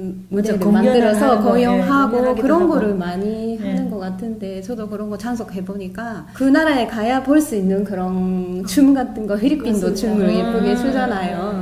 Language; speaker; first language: Korean; non-native, fluent; Japanese